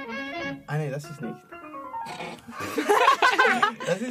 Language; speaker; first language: German; non-native, learner; Spanish